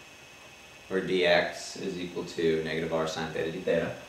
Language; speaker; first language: English; native; English